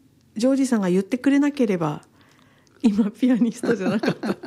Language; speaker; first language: Japanese; native; Japanese